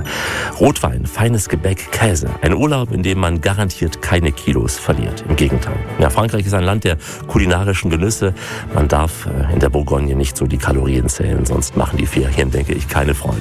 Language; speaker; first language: German; native; German